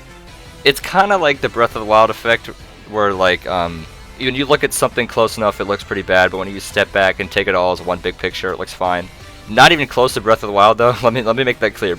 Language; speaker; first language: English; native; English